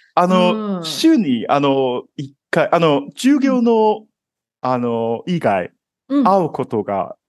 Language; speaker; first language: Japanese; non-native, fluent; Cantonese